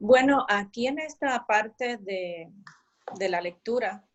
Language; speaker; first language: Spanish; native; Spanish